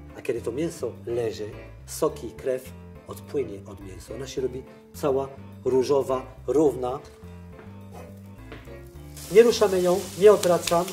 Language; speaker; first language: Polish; non-native, fluent; French